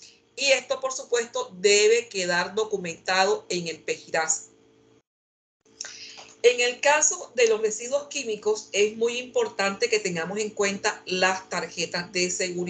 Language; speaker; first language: Spanish; native; Spanish